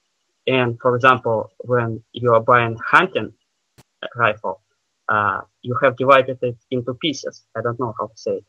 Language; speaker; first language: English; non-native, learner; Russian